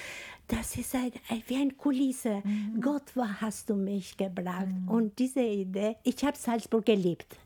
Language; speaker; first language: German; non-native, fluent; Albanian